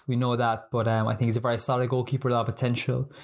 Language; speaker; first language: English; native; English